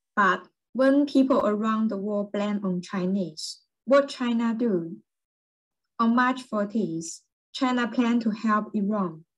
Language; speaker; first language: English; early bilingual, other home language; Chinese